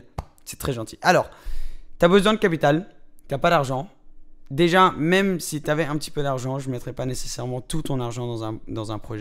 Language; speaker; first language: French; native; French